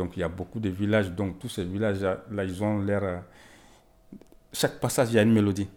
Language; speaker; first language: French; non-native, local second language; Bambara